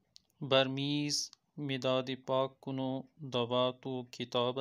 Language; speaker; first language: Persian; non-native, fluent; Urdu